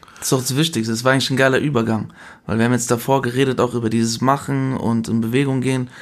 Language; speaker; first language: German; early bilingual, other home language; Spanish